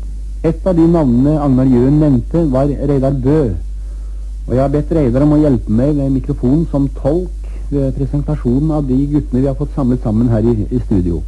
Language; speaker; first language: Norwegian; native; Norwegian